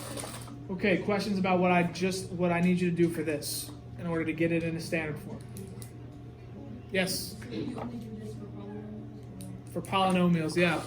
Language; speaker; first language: English; native; English